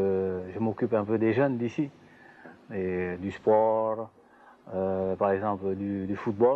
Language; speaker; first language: French; non-native, local second language; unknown